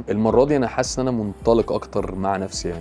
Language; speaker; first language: Arabic; native; Arabic